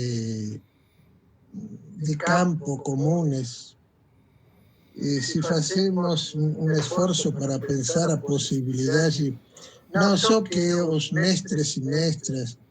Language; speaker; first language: Portuguese; non-native, fluent; Spanish